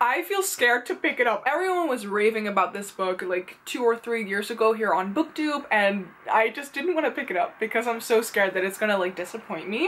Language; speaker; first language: English; non-native, fluent; Dutch